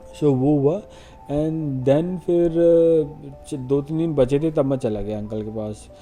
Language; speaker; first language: Hindi; native; Hindi